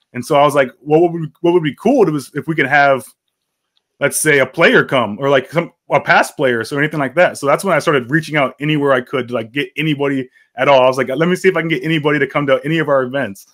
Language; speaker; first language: English; native; English